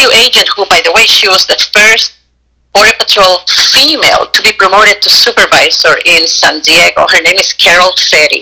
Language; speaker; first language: English; non-native, fluent; Spanish